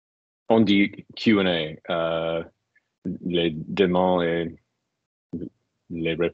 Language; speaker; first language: French; non-native, learner; English